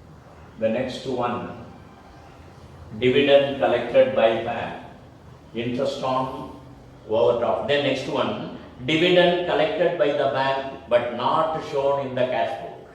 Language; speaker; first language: English; non-native, local second language; Tamil